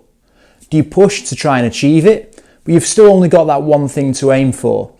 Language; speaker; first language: English; native; English